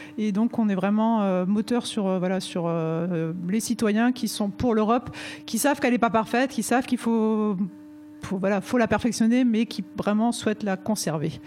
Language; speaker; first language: French; native; French